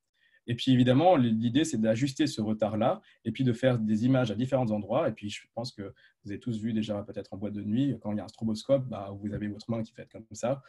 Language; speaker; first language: French; native; French